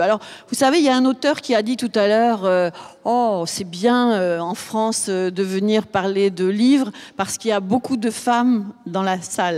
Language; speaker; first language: French; native; French